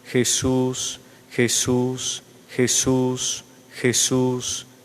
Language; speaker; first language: Spanish; native; Spanish